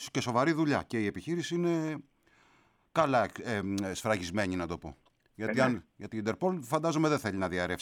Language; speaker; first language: Greek; native; Greek